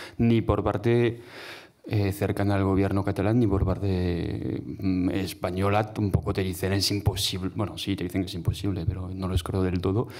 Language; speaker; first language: Spanish; non-native, fluent; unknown